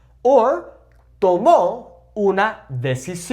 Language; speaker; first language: Spanish; non-native, fluent; English